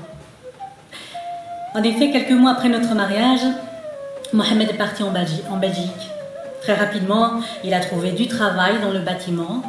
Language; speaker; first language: French; non-native, local second language; Arabic